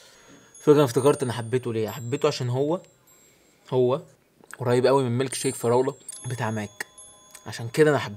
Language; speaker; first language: Arabic; native; Arabic